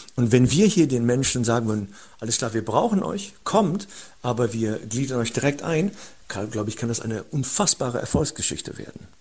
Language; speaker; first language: German; early bilingual, other home language; Turkish